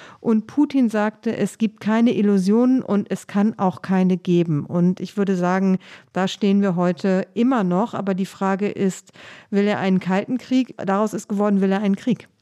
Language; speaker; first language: German; native; German